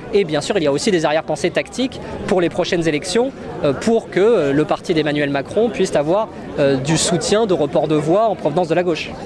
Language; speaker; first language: French; native; French